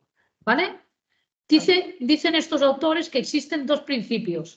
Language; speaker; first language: Spanish; native; Spanish